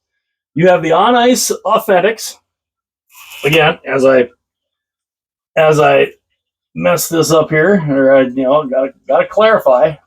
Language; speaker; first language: English; native; English